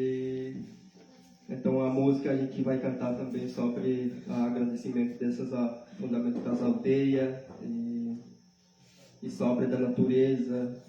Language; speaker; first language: Portuguese; non-native, local second language; Guarani